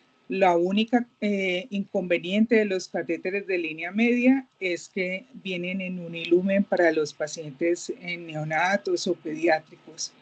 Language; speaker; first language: Spanish; native; Spanish